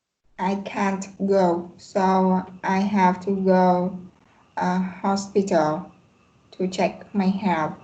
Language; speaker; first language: English; non-native, learner; Vietnamese